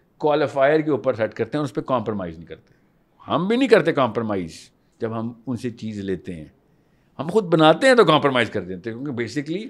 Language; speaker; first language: Urdu; native; Urdu